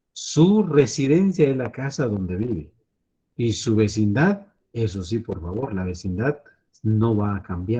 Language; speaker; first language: Spanish; native; Spanish